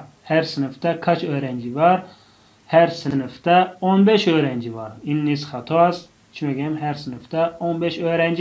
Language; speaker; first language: Turkish; non-native, fluent; Tajik